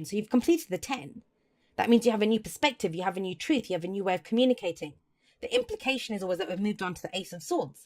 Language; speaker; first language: English; native; English